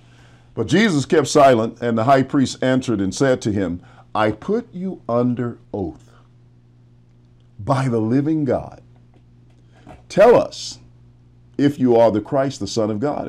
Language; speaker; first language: English; native; English